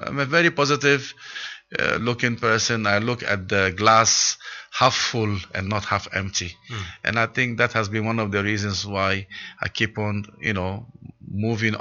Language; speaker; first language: English; non-native, local second language; Arabic